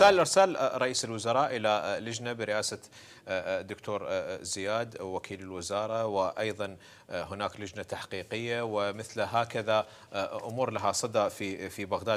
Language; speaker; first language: Arabic; native; Arabic